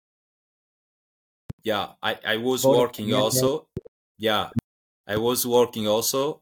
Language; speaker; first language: English; non-native, learner; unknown